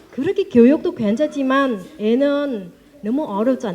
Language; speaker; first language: Korean; non-native, learner; Vietnamese